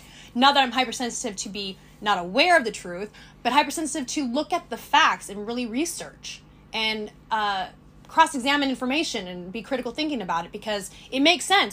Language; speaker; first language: English; native; English